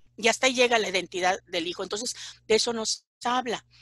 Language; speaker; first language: Spanish; native; Spanish